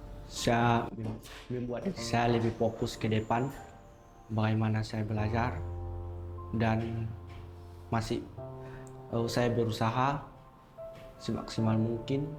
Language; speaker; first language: Indonesian; non-native, local second language; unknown